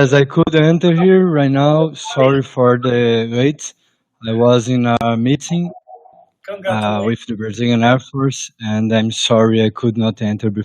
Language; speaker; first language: English; non-native, fluent; Portuguese